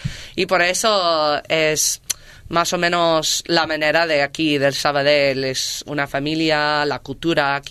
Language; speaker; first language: Spanish; non-native, learner; English